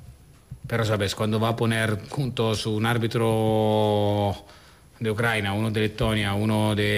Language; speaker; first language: Spanish; non-native, fluent; Italian